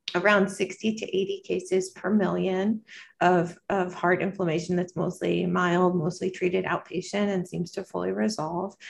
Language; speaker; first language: English; native; English